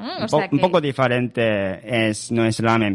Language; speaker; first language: Spanish; non-native, learner; Japanese